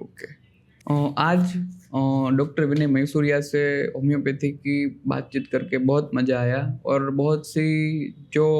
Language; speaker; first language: Hindi; non-native, local second language; Gujarati